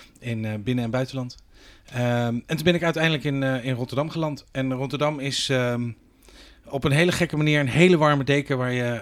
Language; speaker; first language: Dutch; native; Dutch